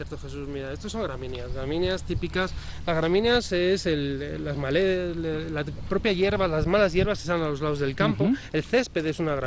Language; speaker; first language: Spanish; native; Spanish